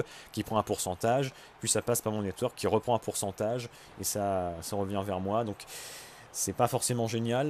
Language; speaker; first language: French; native; French